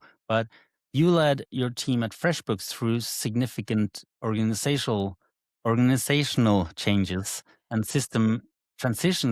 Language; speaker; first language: English; non-native, fluent; Norwegian